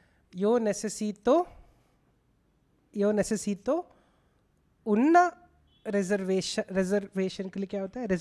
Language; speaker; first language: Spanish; non-native, learner; Hindi